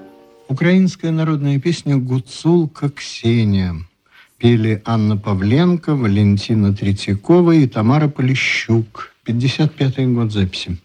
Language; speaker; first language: Russian; native; Russian